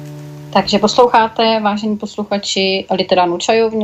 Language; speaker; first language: Czech; native; Czech